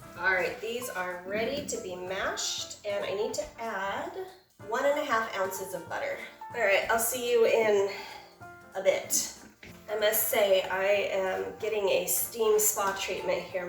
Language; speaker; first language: English; native; English